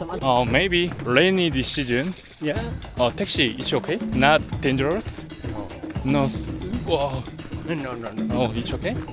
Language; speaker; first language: English; non-native, learner; Korean